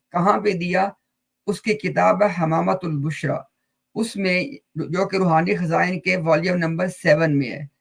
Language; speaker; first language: Urdu; native; Urdu